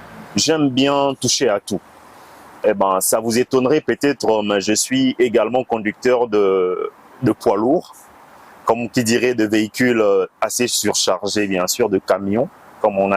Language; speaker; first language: French; non-native, local second language; Lingala